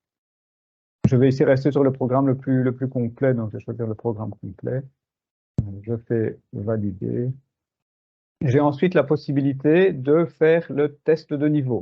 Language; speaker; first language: French; native; French